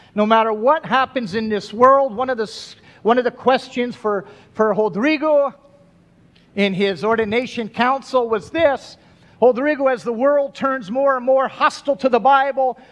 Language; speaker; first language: English; native; English